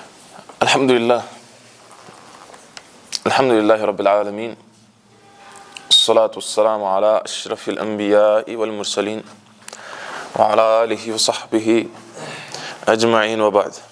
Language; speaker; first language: Arabic; non-native, fluent; Kashmiri